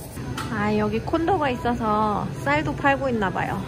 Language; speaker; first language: Korean; native; Korean